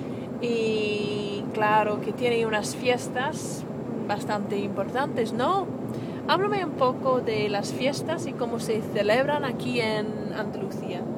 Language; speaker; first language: Spanish; non-native, fluent; English